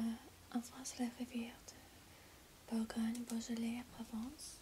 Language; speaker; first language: French; non-native, learner; English